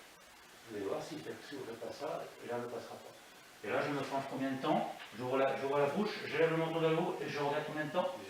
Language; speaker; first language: French; native; French